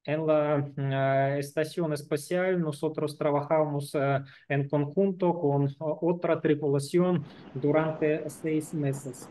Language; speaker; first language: Spanish; non-native, learner; Russian